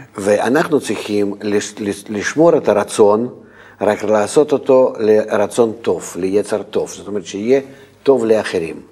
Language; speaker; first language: Hebrew; non-native, fluent; Russian